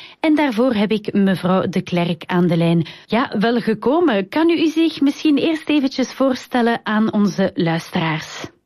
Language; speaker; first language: Dutch; native; Dutch